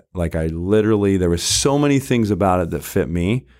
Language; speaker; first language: English; native; English